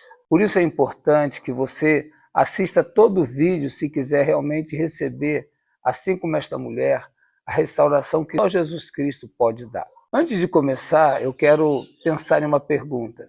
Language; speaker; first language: Portuguese; native; Portuguese